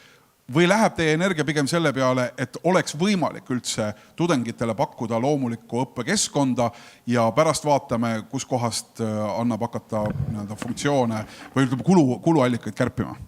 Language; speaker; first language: Estonian; native; Estonian